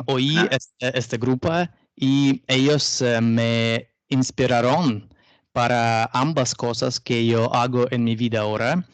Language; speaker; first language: Spanish; non-native, learner; Russian